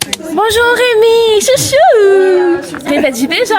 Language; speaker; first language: French; native; French